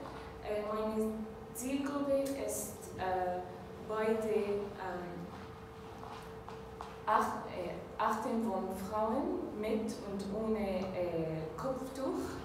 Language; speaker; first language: German; non-native, learner; Arabic